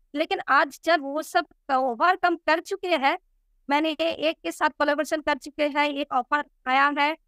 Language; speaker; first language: Hindi; non-native, local second language; Bangla